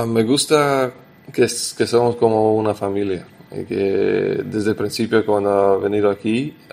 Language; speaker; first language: Spanish; non-native, learner; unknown